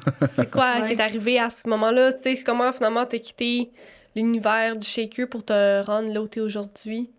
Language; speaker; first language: French; native; French